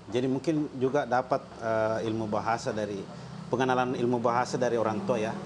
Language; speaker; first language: Indonesian; non-native, local second language; Buginese